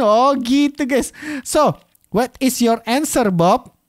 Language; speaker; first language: English; non-native, learner; Indonesian